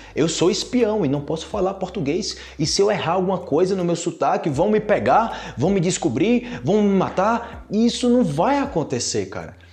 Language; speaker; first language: Portuguese; native; Portuguese